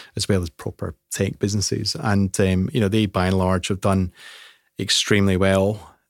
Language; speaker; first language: English; native; English